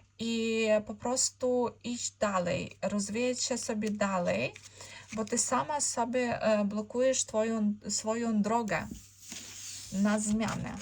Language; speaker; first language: Polish; non-native, learner; Ukrainian